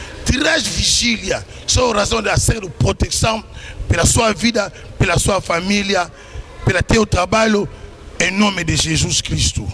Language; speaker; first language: Portuguese; non-native, learner; Lingala